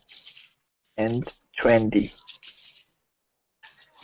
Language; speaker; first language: English; non-native, learner; Japanese